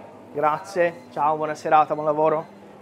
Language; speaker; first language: Italian; non-native, fluent; Portuguese